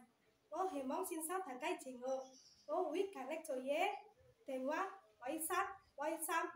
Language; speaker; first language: Cantonese; non-native, learner; Indonesian